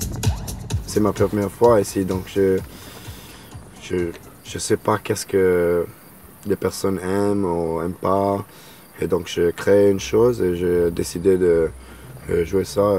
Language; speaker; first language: French; non-native, learner; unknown